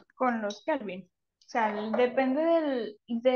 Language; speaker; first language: Spanish; native; Spanish